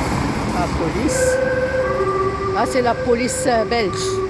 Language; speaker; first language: French; non-native, local second language; Arabic